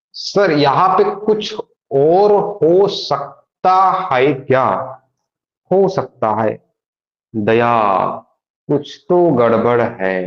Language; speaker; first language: Hindi; non-native, local second language; Marathi